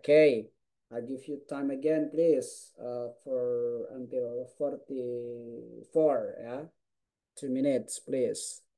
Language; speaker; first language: English; non-native, fluent; Indonesian